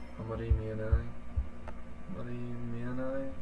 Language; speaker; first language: Japanese; non-native, learner; English